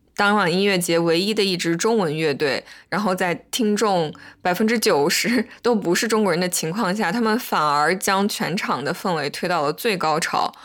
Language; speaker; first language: Chinese; native; Chinese